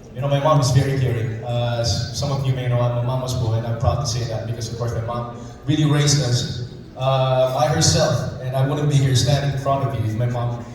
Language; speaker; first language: English; non-native, local second language; Filipino